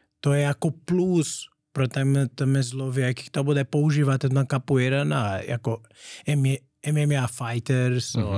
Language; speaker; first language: Czech; non-native, learner; Portuguese